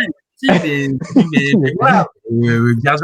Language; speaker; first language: French; native; French